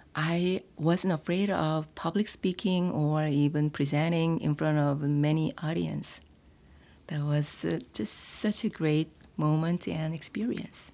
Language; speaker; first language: English; non-native, fluent; Korean